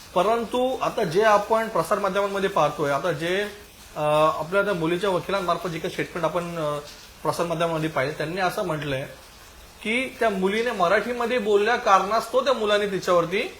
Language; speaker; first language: Marathi; native; Marathi